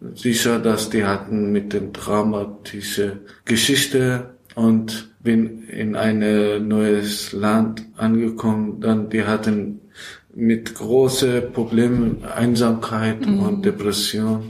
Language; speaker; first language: German; non-native, fluent; Persian